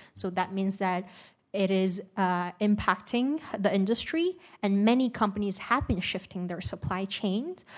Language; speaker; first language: English; non-native, fluent; Uyghur